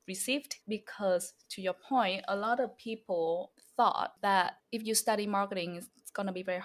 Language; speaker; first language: English; non-native, fluent; Vietnamese